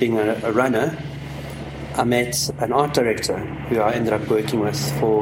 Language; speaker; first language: English; native; English